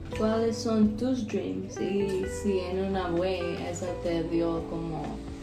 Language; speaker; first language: Spanish; early bilingual, heritage; Spanish